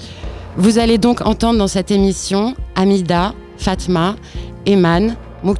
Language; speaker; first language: French; native; French